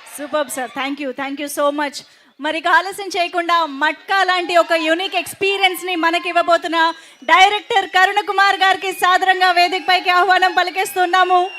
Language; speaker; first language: Telugu; native; Telugu